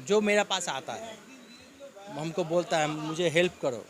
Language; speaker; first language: Hindi; non-native, local second language; Bangla